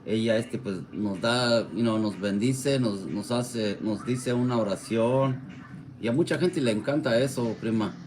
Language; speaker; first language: Spanish; early bilingual, heritage; Spanish